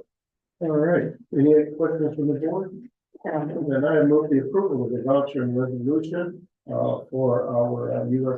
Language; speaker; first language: English; native; English